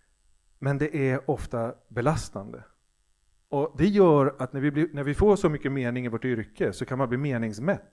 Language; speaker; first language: Swedish; native; Swedish